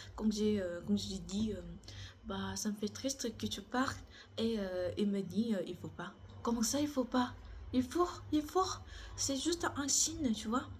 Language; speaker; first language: French; non-native, learner; Korean